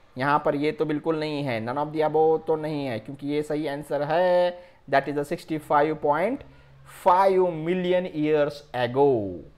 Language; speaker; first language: Hindi; non-native, local second language; Marathi